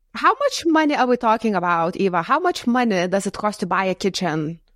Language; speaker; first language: English; non-native, fluent; Lithuanian